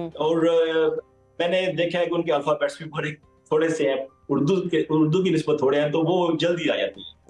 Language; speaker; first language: Urdu; non-native, local second language; Punjabi